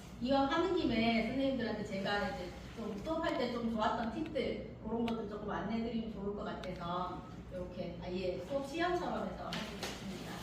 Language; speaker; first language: Korean; native; Korean